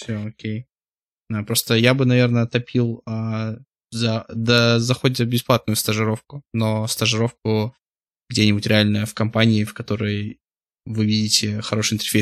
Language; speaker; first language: Russian; native; Russian